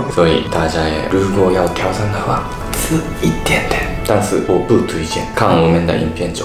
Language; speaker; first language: Chinese; non-native, fluent; Japanese